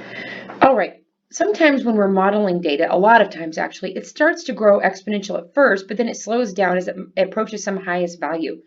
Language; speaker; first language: English; native; English